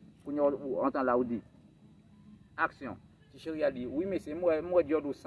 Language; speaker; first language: French; non-native, learner; Haitian Creole